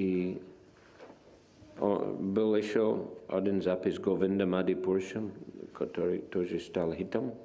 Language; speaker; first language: Russian; non-native, fluent; English